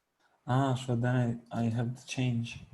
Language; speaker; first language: English; non-native, fluent; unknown